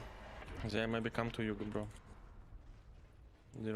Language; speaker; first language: English; non-native, learner; Russian